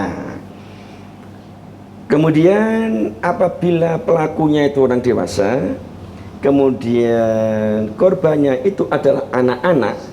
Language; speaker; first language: Indonesian; native; Indonesian